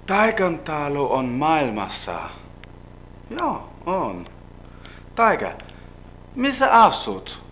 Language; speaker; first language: Finnish; non-native, learner; Danish